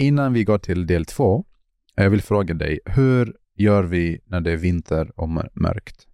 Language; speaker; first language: Swedish; non-native, fluent; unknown